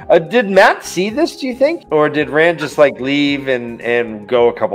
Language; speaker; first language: English; native; English